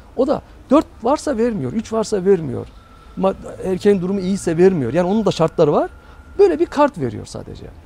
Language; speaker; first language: Turkish; native; Turkish